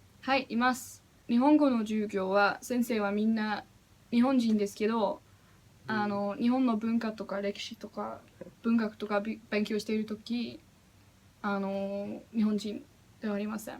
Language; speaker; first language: Japanese; non-native, learner; English